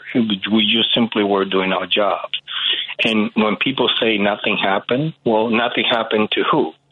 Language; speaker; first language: English; early bilingual, other home language; Spanish